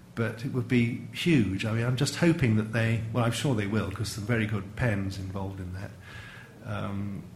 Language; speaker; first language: English; native; English